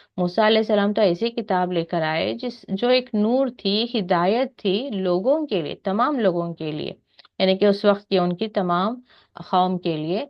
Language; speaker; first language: Urdu; native; Urdu